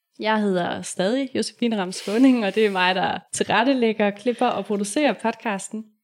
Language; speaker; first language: Danish; native; Danish